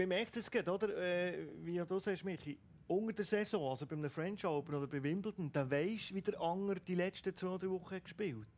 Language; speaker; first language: German; native; German